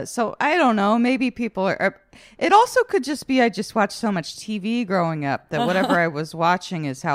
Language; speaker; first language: English; native; English